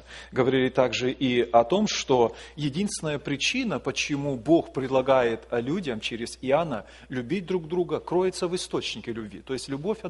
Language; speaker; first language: Russian; native; Russian